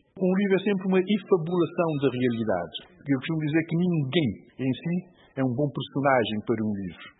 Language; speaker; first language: Portuguese; non-native, local second language; Kabuverdianu